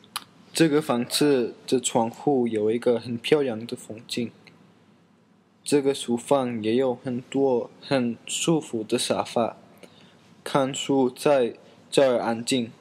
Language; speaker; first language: Chinese; non-native, learner; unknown